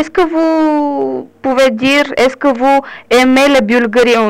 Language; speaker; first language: French; non-native, learner; Bulgarian